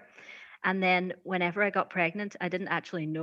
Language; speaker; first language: English; native; English